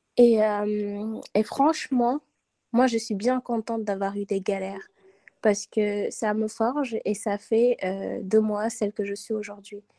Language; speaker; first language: French; non-native, local second language; Wolof